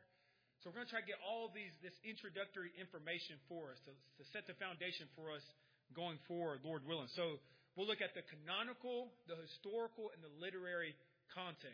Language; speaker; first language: English; native; English